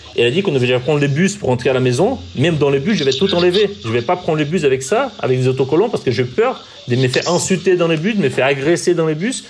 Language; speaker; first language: French; non-native, fluent; Portuguese